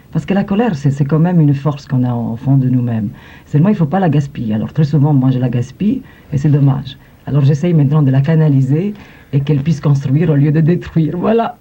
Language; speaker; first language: French; non-native, fluent; Italian